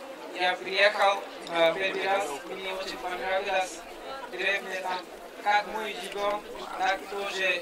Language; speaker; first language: Russian; non-native, learner; Bangla